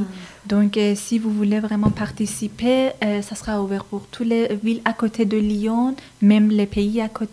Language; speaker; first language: French; non-native, fluent; Persian